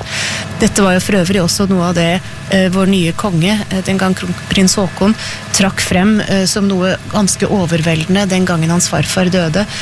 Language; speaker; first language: Norwegian; native; Norwegian